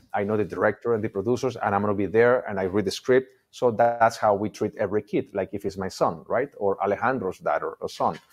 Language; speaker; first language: English; non-native, fluent; Spanish